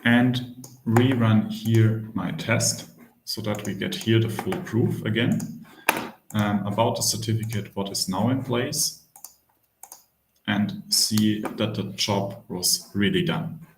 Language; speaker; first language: English; non-native, fluent; German